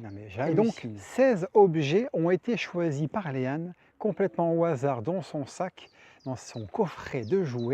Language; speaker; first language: French; native; French